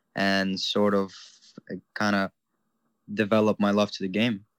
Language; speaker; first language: English; non-native, fluent; Ukrainian